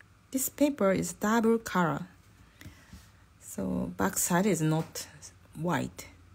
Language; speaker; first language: English; non-native, learner; Japanese